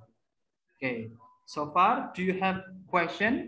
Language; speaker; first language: English; non-native, learner; Indonesian